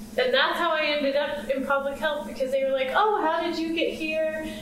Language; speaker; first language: English; native; English